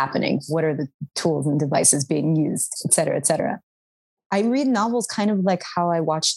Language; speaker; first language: English; early bilingual, other home language; Arabic